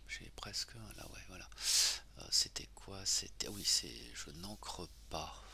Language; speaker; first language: French; native; French